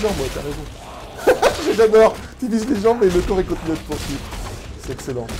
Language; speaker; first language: French; native; French